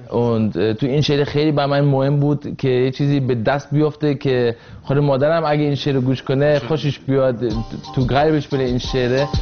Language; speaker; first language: Persian; early bilingual, heritage; Persian